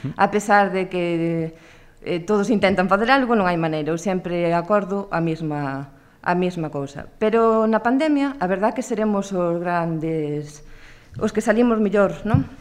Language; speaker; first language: Galician; native; Galician